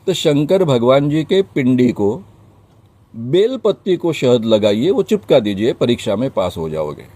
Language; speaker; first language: Hindi; non-native, local second language; Marathi